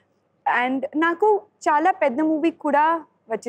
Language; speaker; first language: Telugu; non-native, learner; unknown